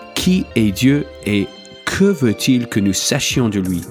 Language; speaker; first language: French; non-native, fluent; English